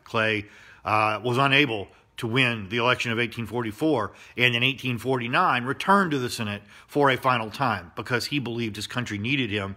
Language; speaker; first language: English; native; English